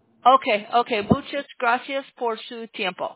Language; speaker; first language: Spanish; non-native, learner; English